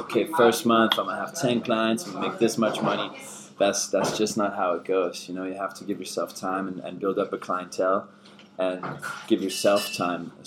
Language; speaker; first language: English; early bilingual, other home language; German